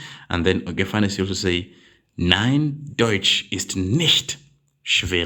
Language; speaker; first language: German; non-native, learner; English